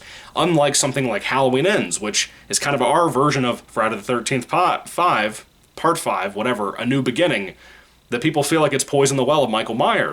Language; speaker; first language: English; native; English